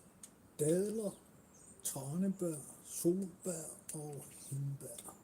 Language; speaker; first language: Danish; non-native, local second language; Kalaallisut